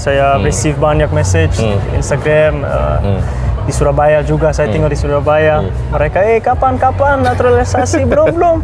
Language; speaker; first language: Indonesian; non-native, learner; Dutch